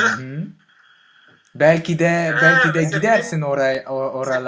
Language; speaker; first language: Turkish; non-native, learner; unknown